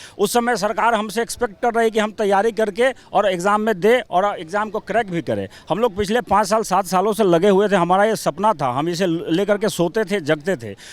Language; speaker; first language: Hindi; native; Hindi